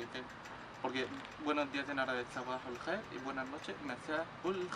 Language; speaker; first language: Spanish; non-native, local second language; Arabic